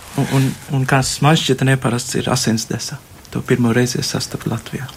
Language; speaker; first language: Latvian; non-native, fluent; Sinhala